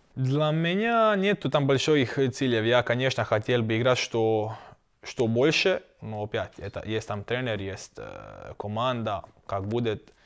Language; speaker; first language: Russian; non-native, learner; Croatian